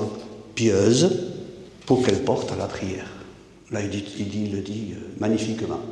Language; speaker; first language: French; native; French